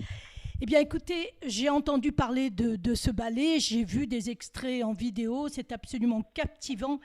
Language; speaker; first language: French; native; French